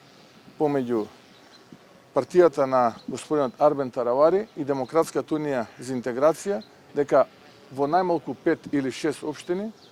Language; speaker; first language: Macedonian; native; Macedonian